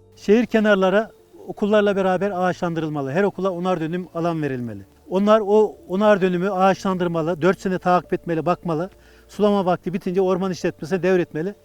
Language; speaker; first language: Turkish; native; Turkish